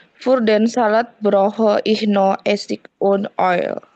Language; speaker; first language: German; non-native, learner; Indonesian